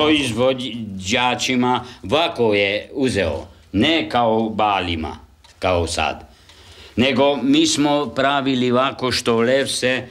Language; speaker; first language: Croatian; non-native, local second language; Hungarian